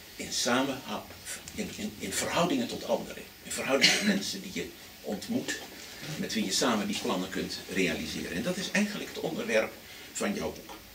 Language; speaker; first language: Dutch; native; Dutch